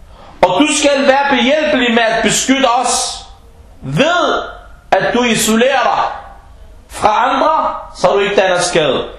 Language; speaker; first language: Danish; non-native, local second language; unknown